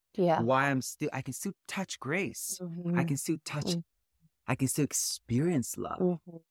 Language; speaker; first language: English; early bilingual, other home language; Portuguese